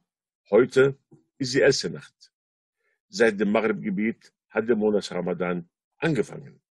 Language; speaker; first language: German; non-native, fluent; Arabic